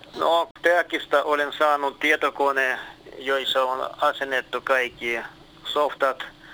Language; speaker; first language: Finnish; non-native, learner; Russian